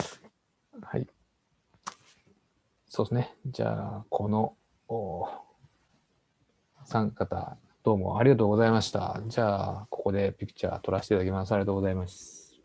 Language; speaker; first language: Japanese; native; Japanese